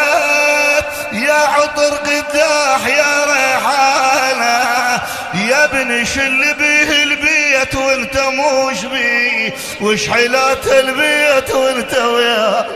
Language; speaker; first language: Arabic; native; Arabic